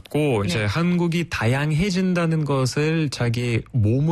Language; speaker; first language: Korean; non-native, fluent; Russian